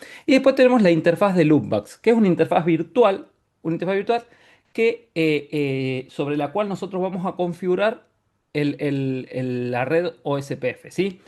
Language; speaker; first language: Spanish; native; Spanish